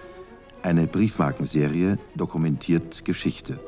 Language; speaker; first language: German; native; German